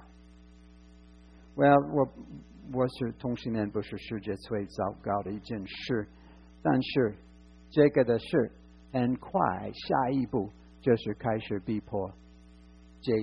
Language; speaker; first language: Chinese; non-native, fluent; English